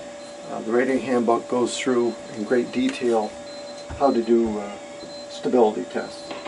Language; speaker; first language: English; native; English